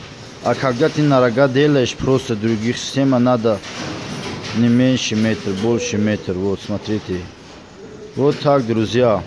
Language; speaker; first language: Russian; non-native, fluent; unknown